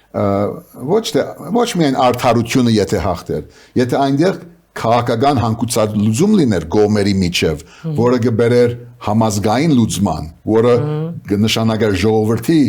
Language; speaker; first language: Armenian; early bilingual, heritage; Armenian